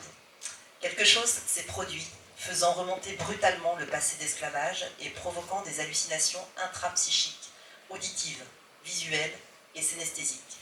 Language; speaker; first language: French; native; French